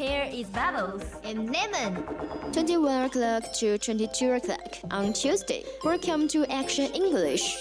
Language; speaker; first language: English; non-native, learner; Chinese